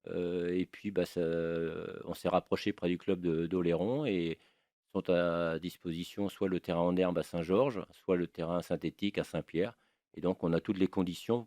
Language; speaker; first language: French; native; French